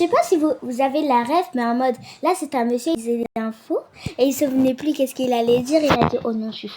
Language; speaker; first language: French; native; French